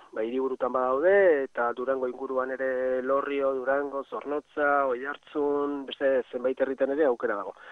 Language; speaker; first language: Basque; native; Basque